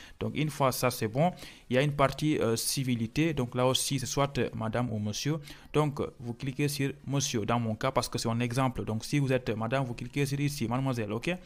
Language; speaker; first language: French; non-native, local second language; Fula